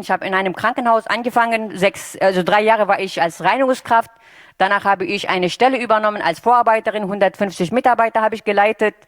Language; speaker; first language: German; non-native, fluent; Turkish